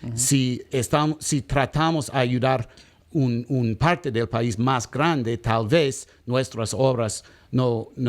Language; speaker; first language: Spanish; non-native, learner; English